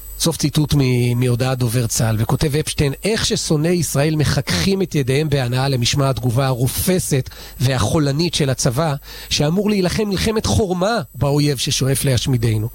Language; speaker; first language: Hebrew; native; Hebrew